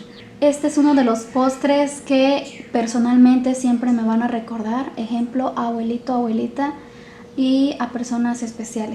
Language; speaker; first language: Spanish; native; Spanish